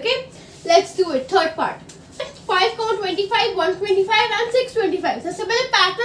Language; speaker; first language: Hindi; native; Hindi